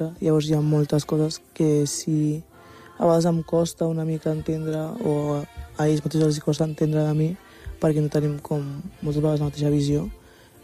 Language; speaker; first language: Catalan; early bilingual, other home language; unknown